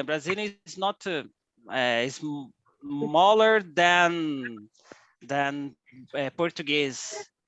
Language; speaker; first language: English; non-native, learner; Portuguese